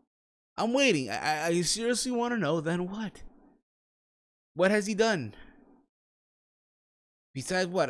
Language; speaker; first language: English; native; English